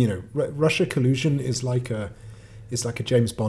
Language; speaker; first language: English; native; English